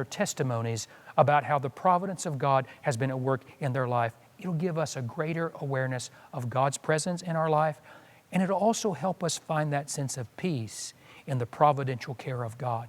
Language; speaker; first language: English; native; English